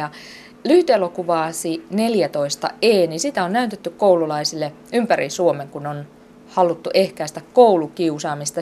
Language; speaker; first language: Finnish; native; Finnish